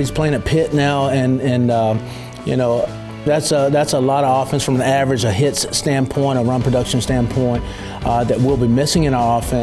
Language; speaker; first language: English; native; English